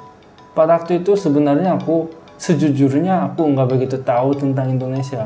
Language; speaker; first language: Indonesian; non-native, fluent; Korean